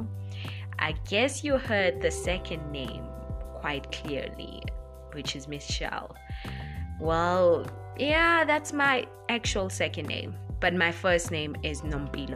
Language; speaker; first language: English; non-native, local second language; Zulu